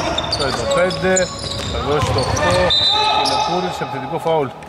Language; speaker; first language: Greek; native; Greek